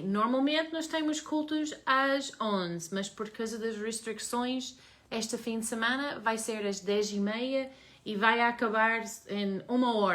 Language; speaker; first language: Portuguese; non-native, learner; English